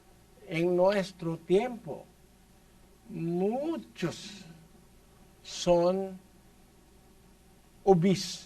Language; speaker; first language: Spanish; non-native, learner; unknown